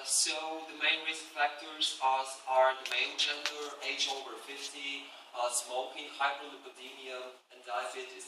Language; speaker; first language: English; non-native, fluent; Bulgarian